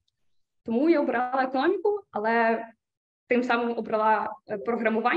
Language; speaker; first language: Ukrainian; native; Ukrainian